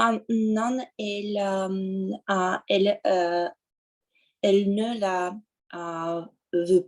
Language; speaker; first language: French; non-native, learner; Russian